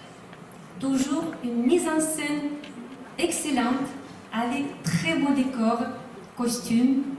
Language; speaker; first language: French; non-native, fluent; Russian